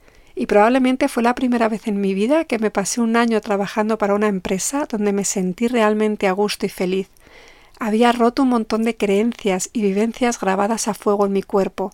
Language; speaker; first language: Spanish; native; Spanish